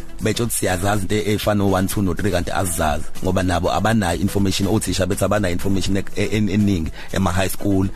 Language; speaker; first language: Zulu; native; Zulu